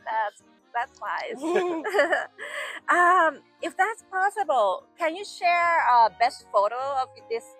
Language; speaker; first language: English; non-native, fluent; Japanese